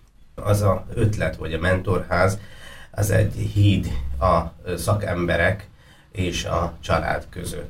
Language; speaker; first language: Hungarian; non-native, fluent; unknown